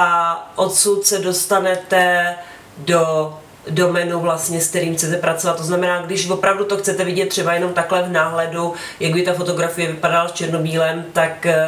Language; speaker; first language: Czech; native; Czech